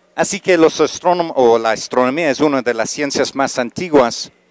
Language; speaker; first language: Spanish; non-native, fluent; English